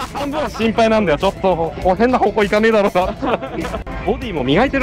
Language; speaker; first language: Japanese; native; Japanese